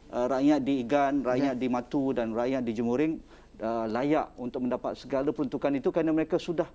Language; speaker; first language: Malay; native; Malay